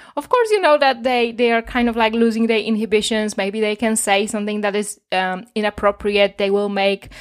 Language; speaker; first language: English; non-native, fluent; Polish